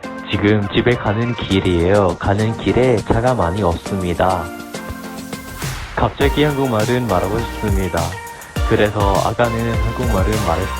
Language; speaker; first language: Korean; non-native, learner; Lao